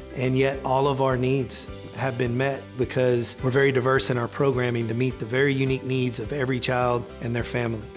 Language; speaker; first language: English; native; English